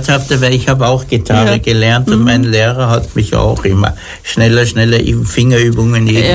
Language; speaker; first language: German; native; German